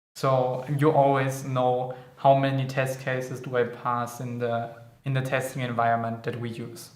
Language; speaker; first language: English; non-native, fluent; German